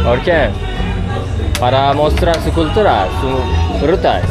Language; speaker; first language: Spanish; non-native, learner; Turkish